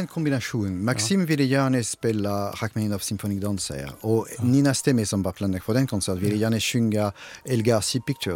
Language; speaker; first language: Swedish; non-native, fluent; French